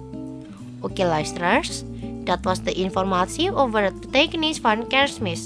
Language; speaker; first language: Dutch; non-native, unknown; Indonesian